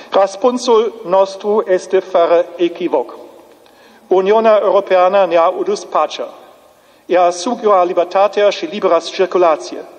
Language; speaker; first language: Romanian; non-native, fluent; German